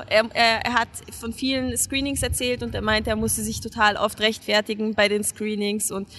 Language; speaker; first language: German; non-native, fluent; Hungarian